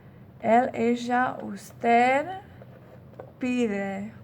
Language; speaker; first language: Spanish; non-native, fluent; English